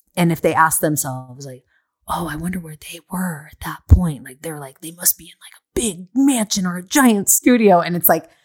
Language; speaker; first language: English; native; English